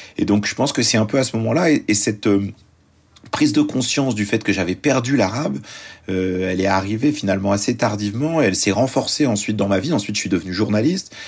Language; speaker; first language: French; early bilingual, other home language; Arabic